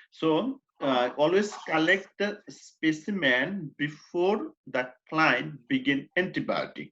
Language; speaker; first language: English; non-native, fluent; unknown